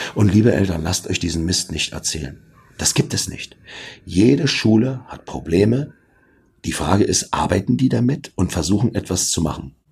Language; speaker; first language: German; native; German